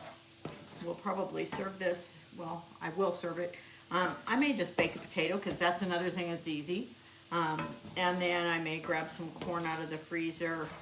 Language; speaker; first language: English; native; English